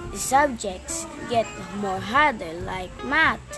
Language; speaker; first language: English; non-native, fluent; Arabic